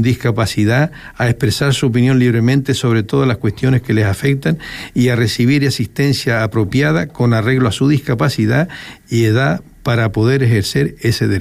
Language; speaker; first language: Spanish; native; Spanish